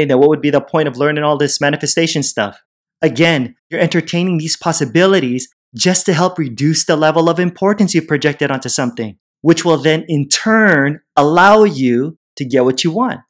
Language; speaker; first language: English; native; English